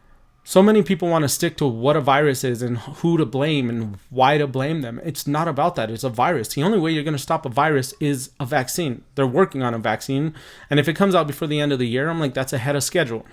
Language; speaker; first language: English; native; English